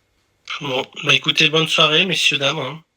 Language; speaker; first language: French; native; French